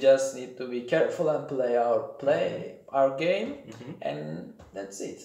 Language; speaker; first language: English; non-native, learner; Turkish